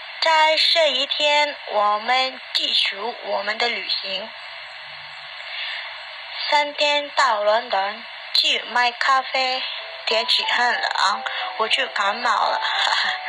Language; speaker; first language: Chinese; non-native, learner; Indonesian